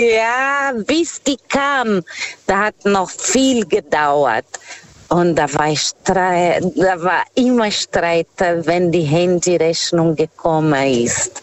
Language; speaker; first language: German; non-native, fluent; Portuguese